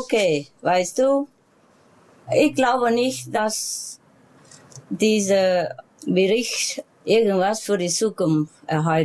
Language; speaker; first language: German; non-native, learner; Vietnamese